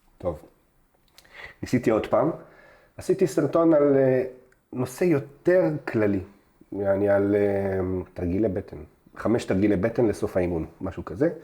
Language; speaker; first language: Hebrew; early bilingual, other home language; Russian